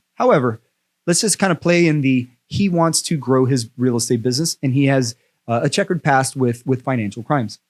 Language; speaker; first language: English; native; English